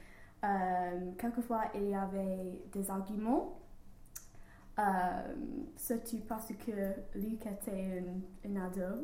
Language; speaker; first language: French; non-native, learner; English